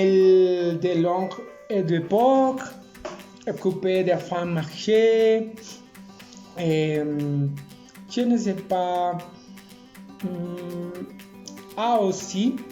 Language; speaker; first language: French; non-native, learner; Spanish